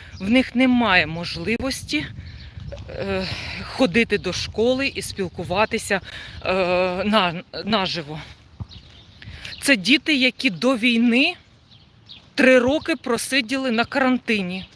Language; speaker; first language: Ukrainian; non-native, local second language; Russian